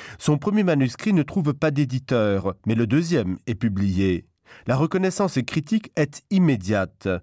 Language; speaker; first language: French; non-native, local second language; Luxembourgish